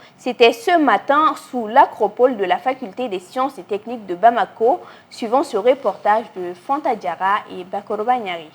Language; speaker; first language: French; non-native, local second language; Bambara